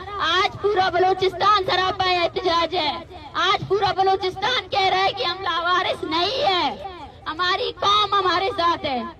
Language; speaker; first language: Urdu; non-native, local second language; Baluchi